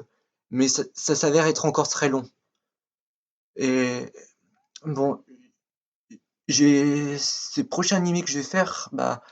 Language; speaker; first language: French; native; French